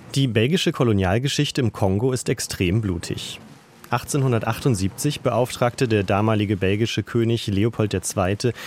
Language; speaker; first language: German; native; German